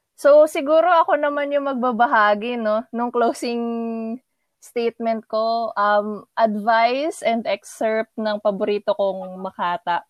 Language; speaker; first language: Filipino; native; Filipino